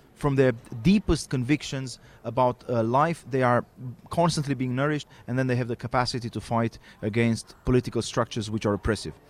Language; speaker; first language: English; non-native, fluent; Romanian